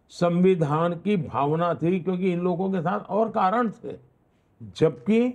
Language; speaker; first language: Hindi; non-native, local second language; Gujarati